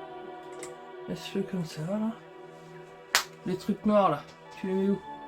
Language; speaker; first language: French; native; French